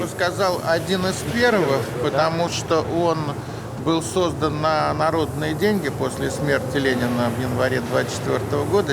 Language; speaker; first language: Russian; native; Russian